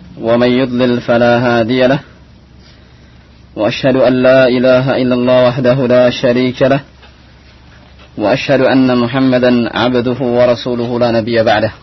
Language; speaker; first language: Arabic; non-native, fluent; Indonesian